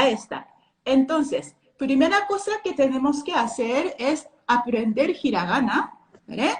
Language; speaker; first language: Spanish; non-native, learner; Japanese